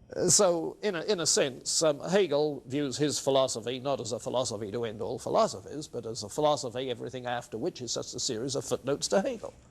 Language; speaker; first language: English; native; English